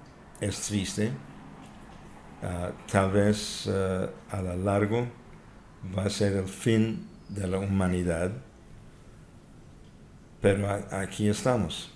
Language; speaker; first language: Spanish; non-native, fluent; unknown